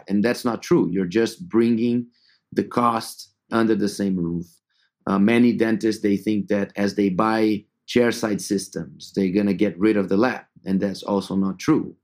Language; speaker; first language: English; non-native, fluent; Portuguese